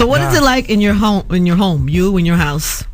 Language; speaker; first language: English; native; English